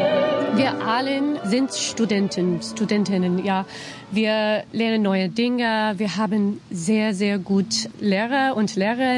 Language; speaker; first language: German; non-native, learner; English